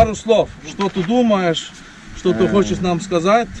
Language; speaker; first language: Russian; non-native, learner; Estonian